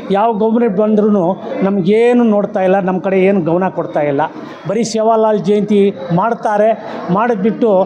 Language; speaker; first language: Kannada; non-native, local second language; Lambadi